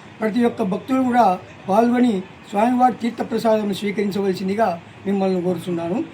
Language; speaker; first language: Telugu; native; Telugu